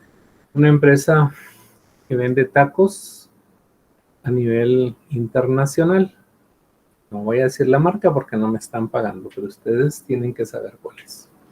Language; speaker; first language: Spanish; native; Spanish